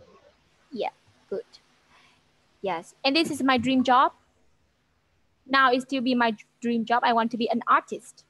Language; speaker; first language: English; non-native, fluent; Vietnamese